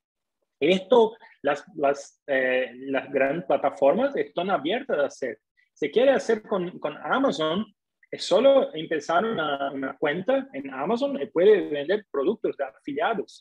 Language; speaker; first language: Spanish; non-native, fluent; Portuguese